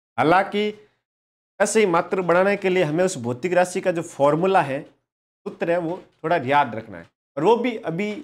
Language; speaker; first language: Hindi; native; Hindi